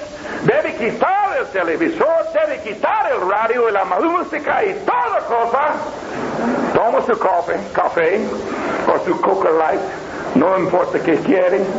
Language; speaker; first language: Spanish; non-native, learner; English